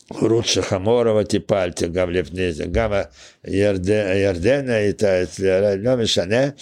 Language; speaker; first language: Hebrew; non-native, fluent; Russian